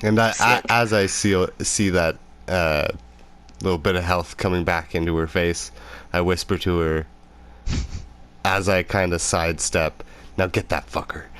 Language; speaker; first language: English; native; English